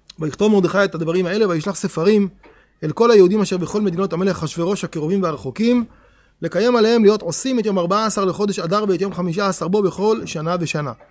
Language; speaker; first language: Hebrew; native; Hebrew